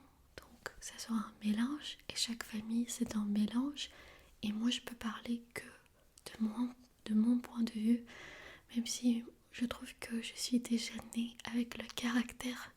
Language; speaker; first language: French; non-native, fluent; Armenian